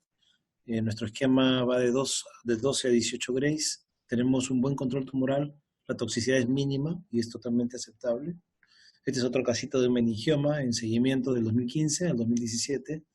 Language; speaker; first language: Spanish; native; Spanish